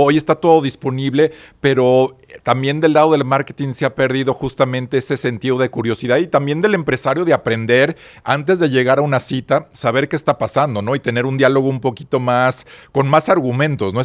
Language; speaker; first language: Spanish; native; Spanish